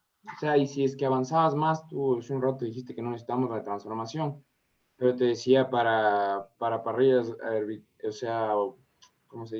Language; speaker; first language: Spanish; native; Spanish